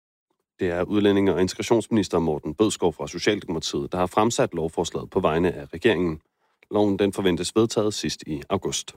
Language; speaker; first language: Danish; native; Danish